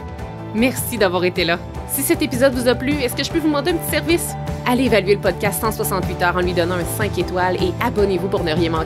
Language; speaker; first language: French; native; French